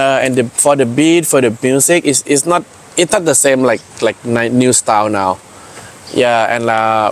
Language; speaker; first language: English; non-native, learner; Thai